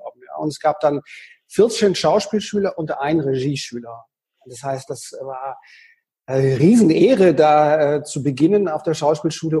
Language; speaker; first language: German; native; German